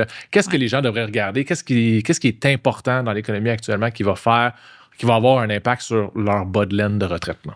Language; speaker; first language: French; native; French